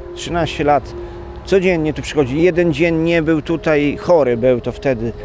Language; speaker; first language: Polish; native; Polish